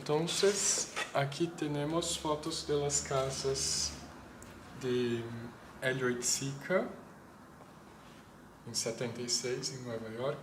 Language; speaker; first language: Spanish; non-native, fluent; Portuguese